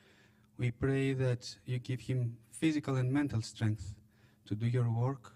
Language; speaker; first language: English; native; English